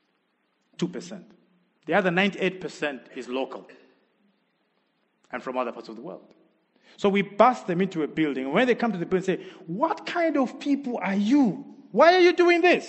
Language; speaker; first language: English; non-native, local second language; Shona